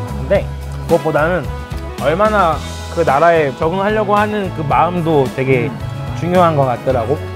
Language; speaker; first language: Korean; early bilingual, other home language; Lingala